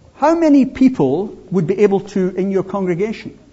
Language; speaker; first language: English; native; English